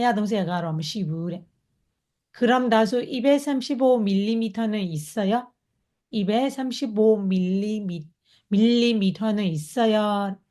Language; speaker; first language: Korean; non-native, fluent; Burmese